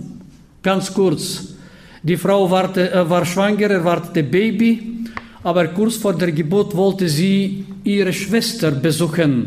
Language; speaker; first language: German; non-native, fluent; Bulgarian